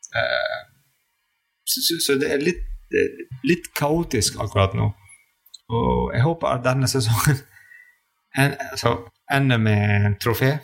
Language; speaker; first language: Norwegian; non-native, fluent; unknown